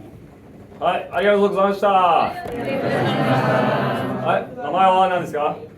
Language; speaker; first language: Japanese; non-native, learner; English